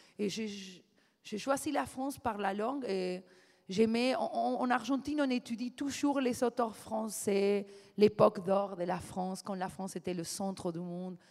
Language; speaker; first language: French; non-native, fluent; Spanish